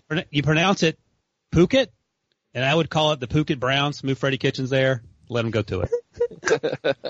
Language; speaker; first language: English; native; English